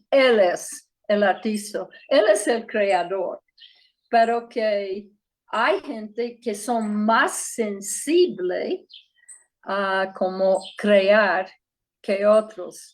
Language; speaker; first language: Spanish; non-native, fluent; English